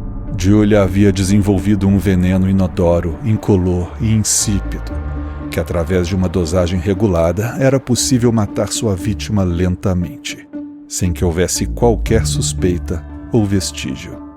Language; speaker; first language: Portuguese; native; Portuguese